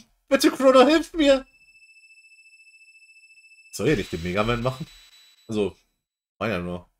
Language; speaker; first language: German; native; German